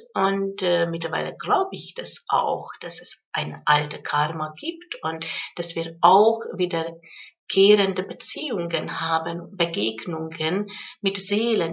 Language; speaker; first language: German; non-native, fluent; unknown